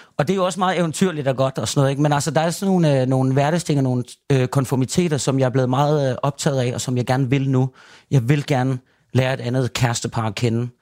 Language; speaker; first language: Danish; native; Danish